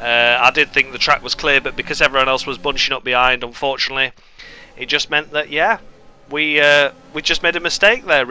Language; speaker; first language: English; native; English